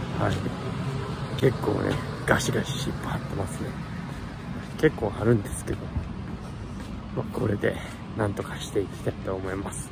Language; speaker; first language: Japanese; native; Japanese